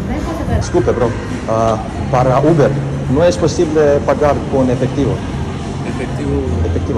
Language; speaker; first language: Spanish; non-native, learner; Serbian